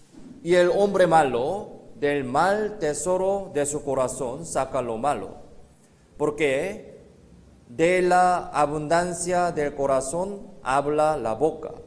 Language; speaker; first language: Spanish; non-native, learner; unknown